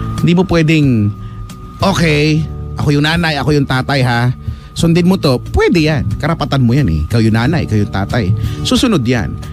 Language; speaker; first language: Filipino; native; Filipino